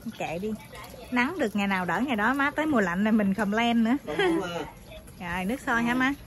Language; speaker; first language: Vietnamese; native; Vietnamese